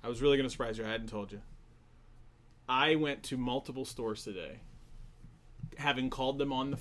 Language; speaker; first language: English; native; English